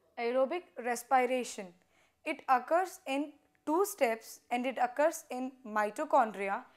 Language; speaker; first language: English; non-native, local second language; Hindi